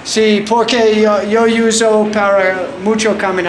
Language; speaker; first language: Spanish; non-native, learner; English